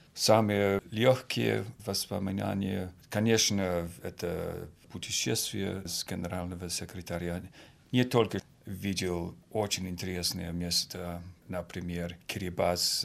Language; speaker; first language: Russian; non-native, fluent; Finnish